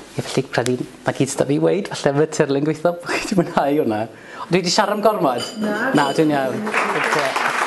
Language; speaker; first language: Welsh; native; Welsh